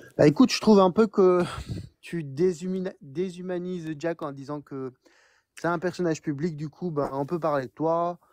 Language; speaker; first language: French; non-native, fluent; Turkish